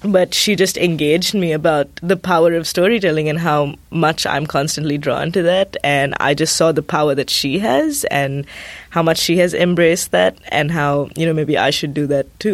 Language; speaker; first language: English; non-native, local second language; Sinhala